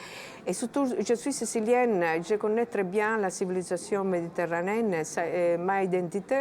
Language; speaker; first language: French; non-native, fluent; Italian